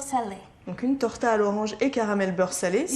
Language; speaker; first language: French; native; French